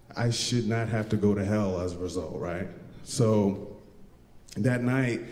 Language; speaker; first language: English; native; English